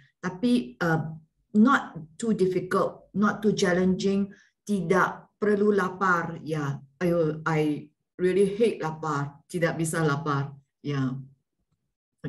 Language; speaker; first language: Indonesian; non-native, learner; Malay